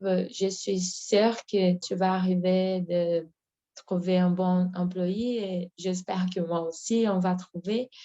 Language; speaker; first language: French; non-native, learner; Portuguese